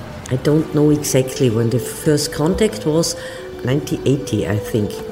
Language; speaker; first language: English; non-native, learner; German